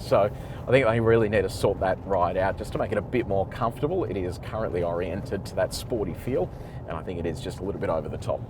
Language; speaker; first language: English; native; English